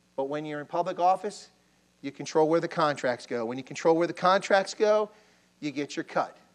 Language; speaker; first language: English; native; English